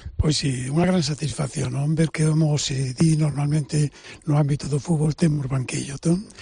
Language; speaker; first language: Galician; native; Galician